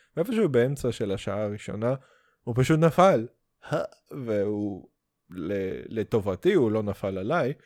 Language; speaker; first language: Hebrew; non-native, fluent; Russian